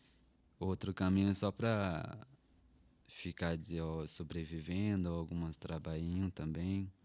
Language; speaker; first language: Portuguese; non-native, local second language; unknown